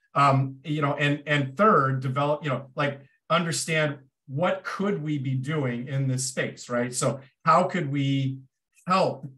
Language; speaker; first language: English; native; English